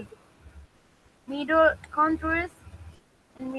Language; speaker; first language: English; non-native, learner; Spanish